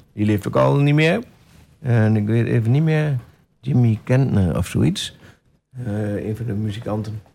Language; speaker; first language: Dutch; native; Dutch